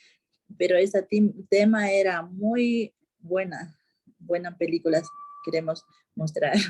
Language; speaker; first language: Spanish; non-native, local second language; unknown